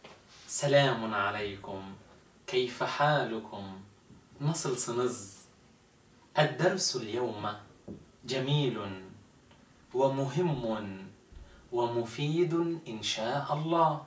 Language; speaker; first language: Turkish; non-native, fluent; Arabic